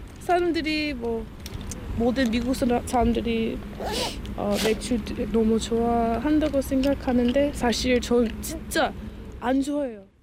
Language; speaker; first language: Korean; non-native, learner; English